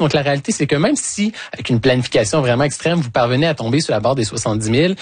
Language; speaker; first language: French; native; French